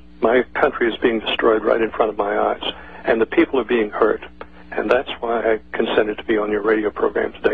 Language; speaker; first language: English; native; English